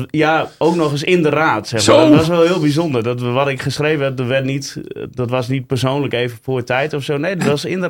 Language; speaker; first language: Dutch; native; Dutch